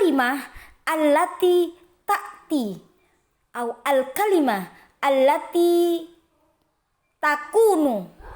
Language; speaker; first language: Arabic; non-native, fluent; Indonesian